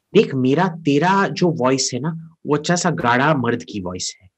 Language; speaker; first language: Hindi; non-native, local second language; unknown